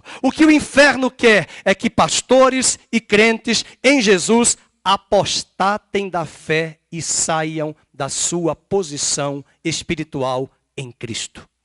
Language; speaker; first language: Portuguese; native; Portuguese